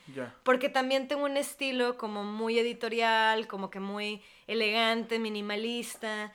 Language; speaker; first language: Spanish; native; Spanish